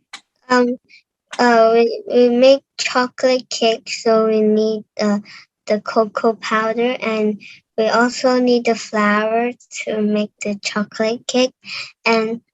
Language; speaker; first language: English; non-native, learner; Cantonese